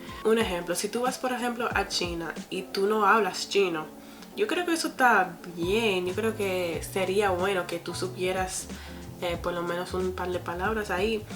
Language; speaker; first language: Spanish; non-native, fluent; English